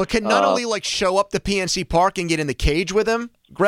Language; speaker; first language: English; native; English